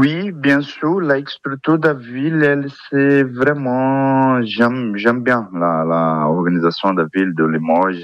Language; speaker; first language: French; non-native, fluent; Portuguese